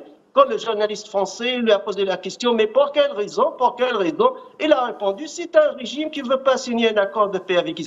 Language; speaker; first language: French; non-native, local second language; Arabic